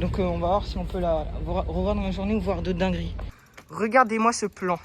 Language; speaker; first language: French; native; French